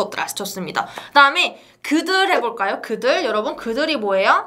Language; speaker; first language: Korean; native; Korean